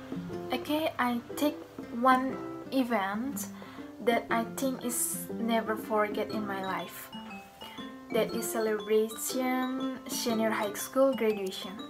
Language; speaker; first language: English; non-native, learner; Indonesian